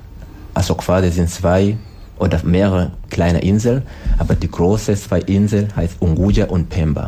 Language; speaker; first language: German; non-native, learner; Swahili